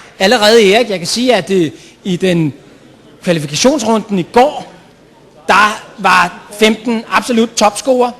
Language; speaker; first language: Danish; native; Danish